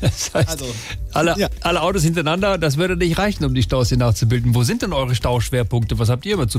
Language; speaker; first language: German; native; German